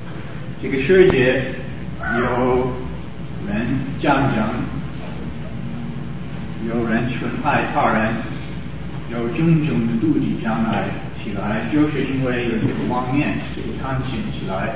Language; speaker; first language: Chinese; non-native, fluent; English